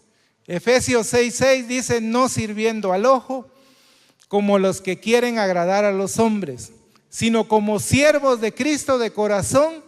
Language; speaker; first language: Spanish; native; Spanish